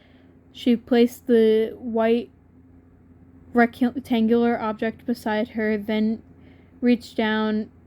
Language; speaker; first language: English; native; English